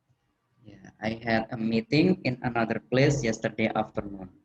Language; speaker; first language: English; non-native, fluent; Indonesian